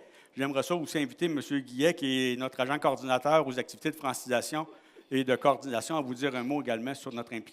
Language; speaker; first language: French; native; French